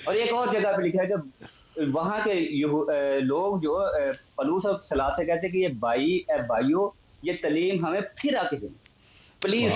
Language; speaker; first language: Urdu; non-native, local second language; Punjabi